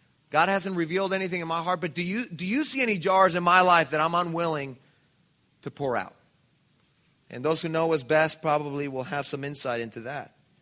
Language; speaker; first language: English; non-native, fluent; Spanish